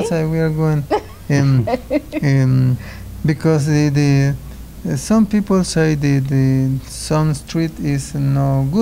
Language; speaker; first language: English; non-native, learner; Spanish